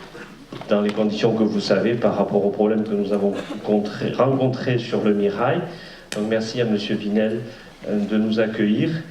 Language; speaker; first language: French; native; French